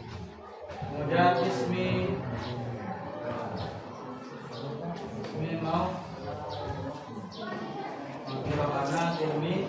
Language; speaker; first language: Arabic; non-native, fluent; Indonesian